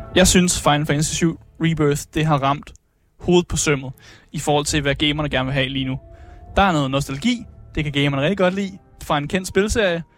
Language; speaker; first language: Danish; native; Danish